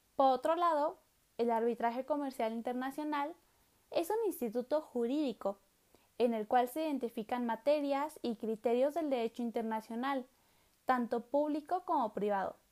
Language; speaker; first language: Spanish; native; Spanish